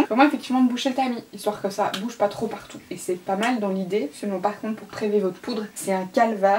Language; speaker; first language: French; native; French